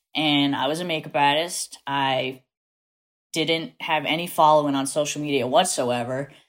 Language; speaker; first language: English; native; English